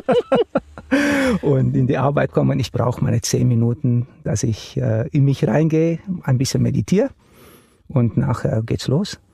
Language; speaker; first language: German; non-native, fluent; Romanian